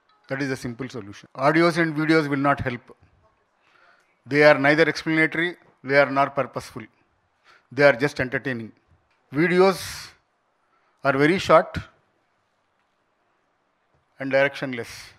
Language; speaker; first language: English; non-native, local second language; Telugu